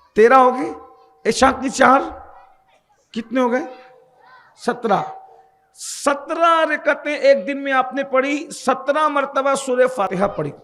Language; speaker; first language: Urdu; native; Urdu